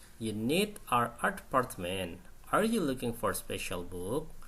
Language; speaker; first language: English; non-native, fluent; Indonesian